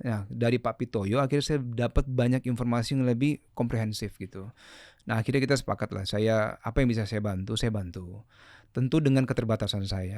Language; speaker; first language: Indonesian; native; Indonesian